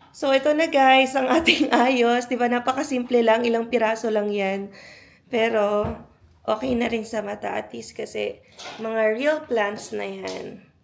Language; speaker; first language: Filipino; native; Filipino